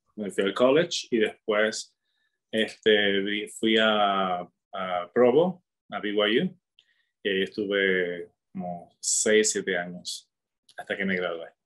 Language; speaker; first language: Spanish; native; Spanish